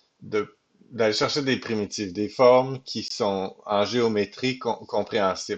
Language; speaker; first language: French; native; French